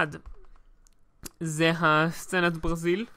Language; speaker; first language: Hebrew; native; Hebrew